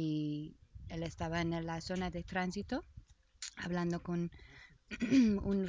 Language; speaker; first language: Spanish; non-native, learner; English